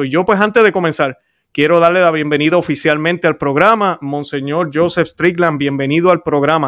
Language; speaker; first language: Spanish; native; Spanish